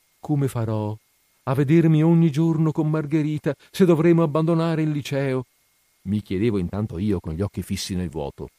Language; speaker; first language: Italian; native; Italian